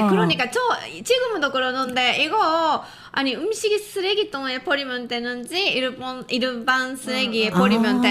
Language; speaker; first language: Korean; non-native, fluent; Japanese